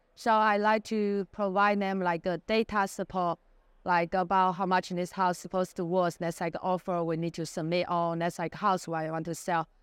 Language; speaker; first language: English; non-native, fluent; Chinese